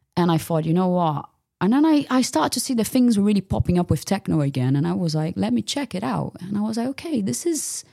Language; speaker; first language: English; non-native, fluent; Portuguese